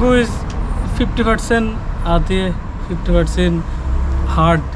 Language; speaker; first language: Hindi; non-native, learner; Bangla